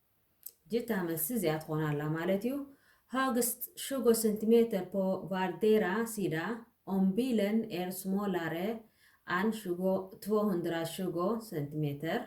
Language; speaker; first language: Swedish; non-native, learner; Tigrinya